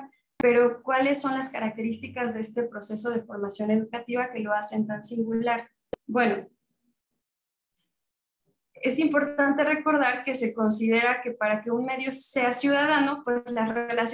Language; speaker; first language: Spanish; native; Spanish